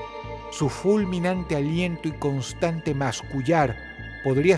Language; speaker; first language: Spanish; native; Spanish